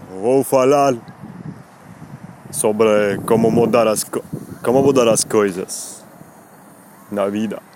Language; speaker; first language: Portuguese; non-native, learner; Spanish